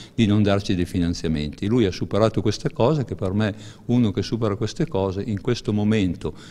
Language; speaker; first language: Italian; native; Italian